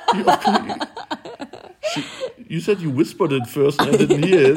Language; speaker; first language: English; non-native, fluent; German